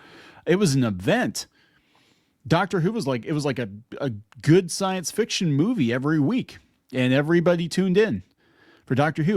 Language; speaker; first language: English; native; English